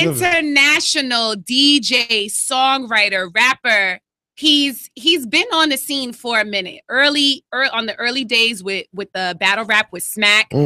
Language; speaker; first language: English; native; English